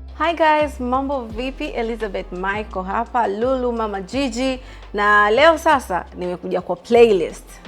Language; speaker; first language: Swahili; native; Swahili